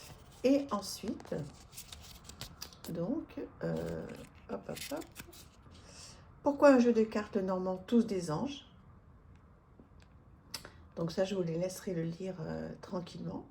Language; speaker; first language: French; native; French